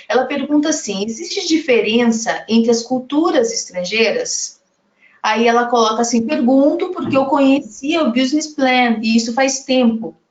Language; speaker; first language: Portuguese; native; Portuguese